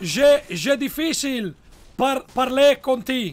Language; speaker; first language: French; non-native, learner; Italian